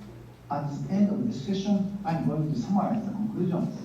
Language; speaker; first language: English; non-native, fluent; Japanese